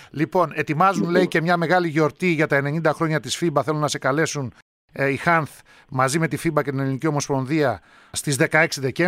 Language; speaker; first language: Greek; native; Greek